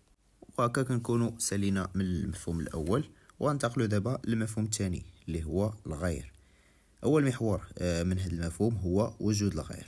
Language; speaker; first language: Arabic; native; Arabic